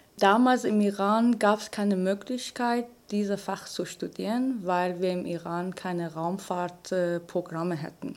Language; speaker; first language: German; non-native, fluent; Persian